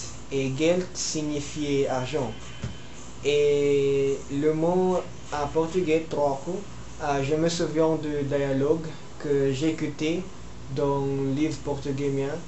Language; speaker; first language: French; non-native, learner; Filipino